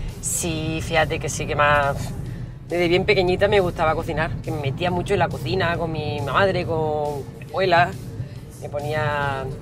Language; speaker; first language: Spanish; native; Spanish